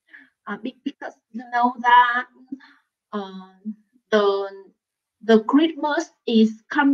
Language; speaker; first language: English; non-native, learner; Vietnamese